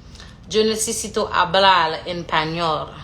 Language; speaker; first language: Spanish; non-native, learner; Haitian Creole